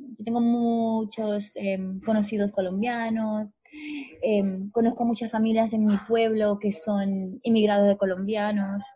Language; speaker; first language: Spanish; native; Spanish